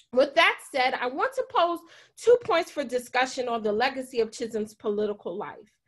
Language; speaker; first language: English; native; English